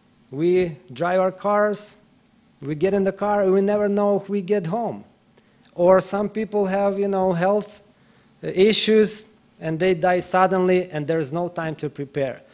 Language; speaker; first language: English; non-native, fluent; Ukrainian